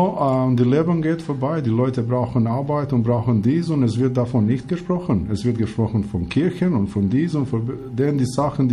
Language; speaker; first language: German; non-native, learner; Albanian